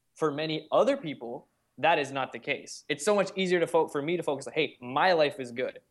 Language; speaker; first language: English; early bilingual, other home language; Hindi